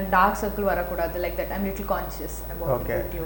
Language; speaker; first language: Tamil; non-native, learner; Kannada